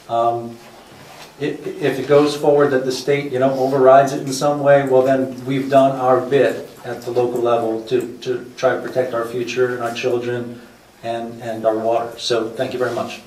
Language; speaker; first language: English; native; English